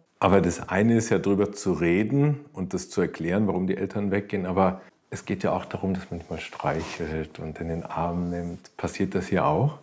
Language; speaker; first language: German; native; German